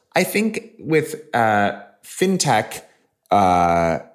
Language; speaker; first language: English; native; English